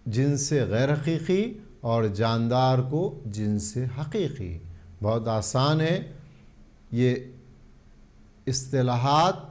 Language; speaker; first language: Urdu; native; Urdu